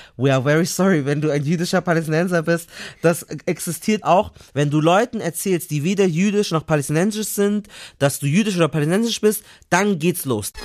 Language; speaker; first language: German; native; German